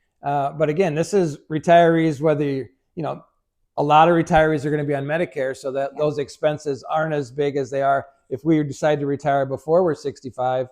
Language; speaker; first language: English; native; English